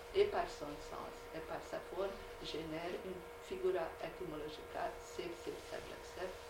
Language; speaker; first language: French; non-native, fluent; Hungarian